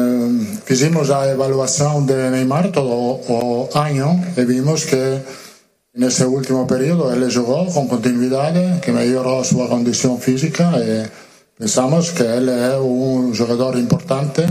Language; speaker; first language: Portuguese; non-native, learner; Spanish